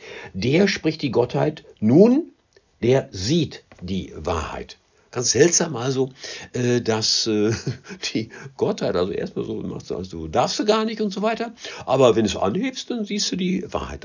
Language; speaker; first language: German; native; German